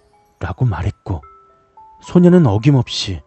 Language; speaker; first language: Korean; native; Korean